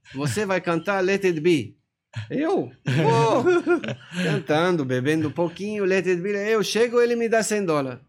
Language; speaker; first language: Portuguese; non-native, fluent; Persian